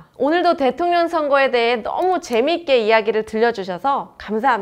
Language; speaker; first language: Korean; native; Korean